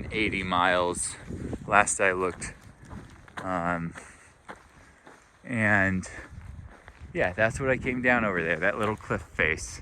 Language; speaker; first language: English; native; English